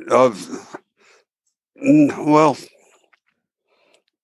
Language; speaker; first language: English; native; English